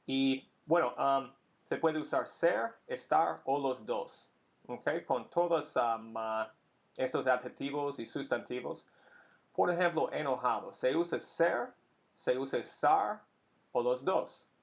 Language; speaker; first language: Spanish; non-native, fluent; English